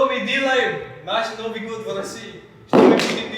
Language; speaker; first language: Russian; non-native, learner; Malay